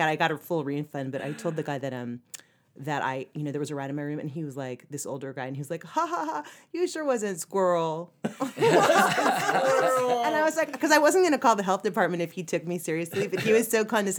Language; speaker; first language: English; native; English